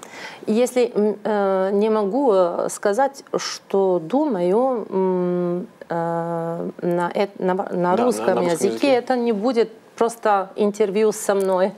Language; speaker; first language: Russian; non-native, learner; Serbian